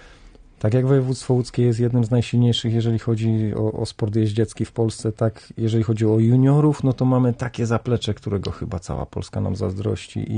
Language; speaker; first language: Polish; native; Polish